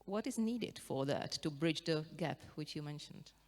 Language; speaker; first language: English; non-native, fluent; Czech